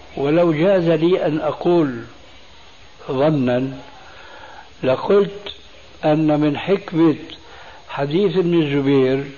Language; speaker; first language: Arabic; early bilingual, other home language; Albanian